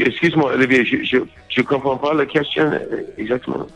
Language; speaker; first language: French; non-native, learner; English